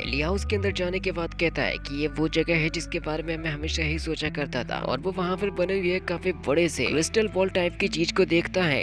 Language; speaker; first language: Hindi; native; Hindi